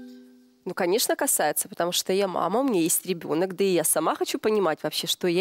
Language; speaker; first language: Russian; native; Russian